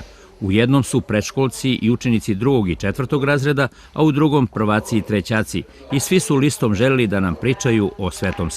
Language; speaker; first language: Serbian; native; Serbian